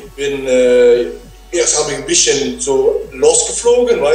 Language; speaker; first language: German; non-native, learner; Dutch